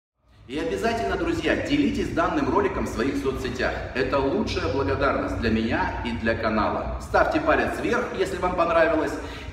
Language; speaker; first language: Russian; native; Russian